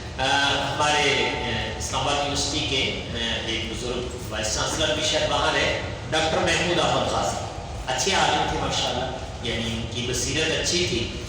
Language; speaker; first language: Urdu; non-native, local second language; Punjabi